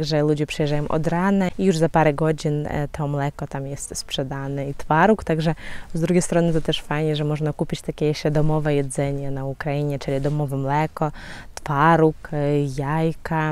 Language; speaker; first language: Polish; non-native, fluent; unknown